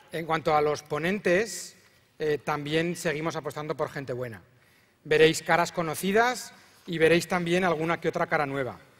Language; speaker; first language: Spanish; native; Spanish